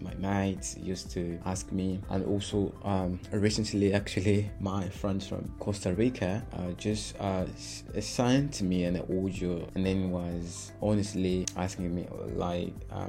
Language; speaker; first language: English; non-native, fluent; Portuguese